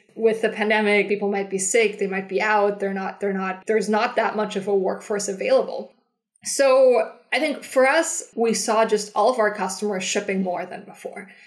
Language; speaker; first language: English; non-native, fluent; German